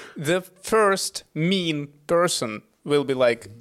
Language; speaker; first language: English; non-native, fluent; Russian